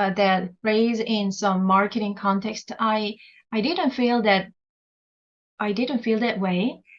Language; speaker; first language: English; non-native, learner; Korean